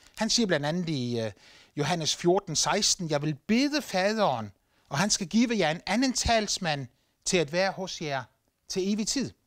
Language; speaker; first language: Danish; native; Danish